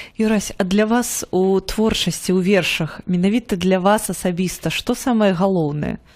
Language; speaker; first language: Belarusian; native; Belarusian